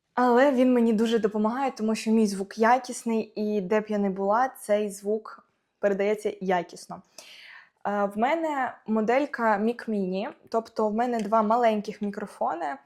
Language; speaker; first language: Ukrainian; non-native, local second language; Russian